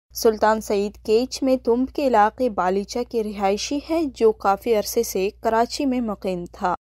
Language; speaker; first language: Urdu; non-native, local second language; Baluchi